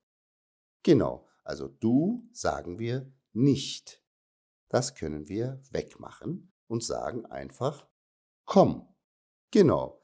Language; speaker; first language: German; native; German